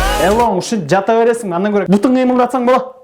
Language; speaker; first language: Kyrgyz; native; Kyrgyz